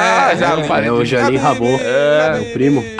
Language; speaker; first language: Portuguese; native; Portuguese